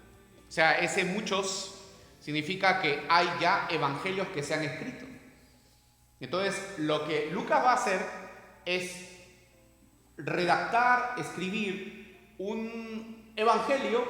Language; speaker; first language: Spanish; native; Spanish